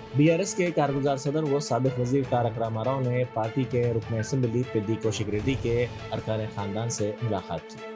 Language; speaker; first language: Hindi; non-native, local second language; Urdu